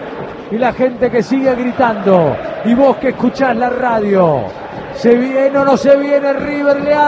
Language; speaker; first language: Spanish; native; Spanish